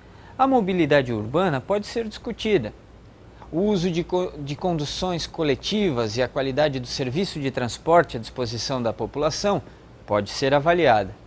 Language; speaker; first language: Portuguese; native; Portuguese